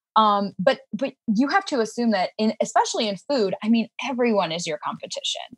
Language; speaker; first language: English; native; English